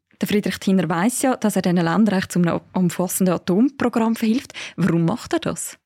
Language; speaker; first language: German; native; German